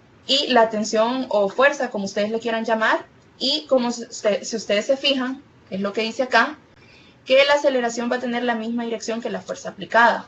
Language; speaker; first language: Spanish; native; Spanish